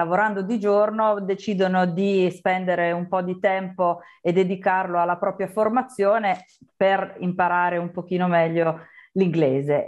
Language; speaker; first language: Italian; native; Italian